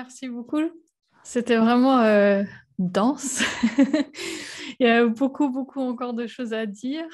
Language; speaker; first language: French; native; French